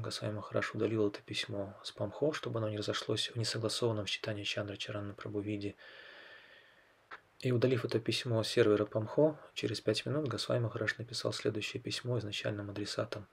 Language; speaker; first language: Russian; native; Russian